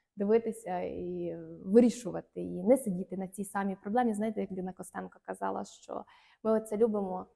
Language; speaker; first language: Ukrainian; native; Ukrainian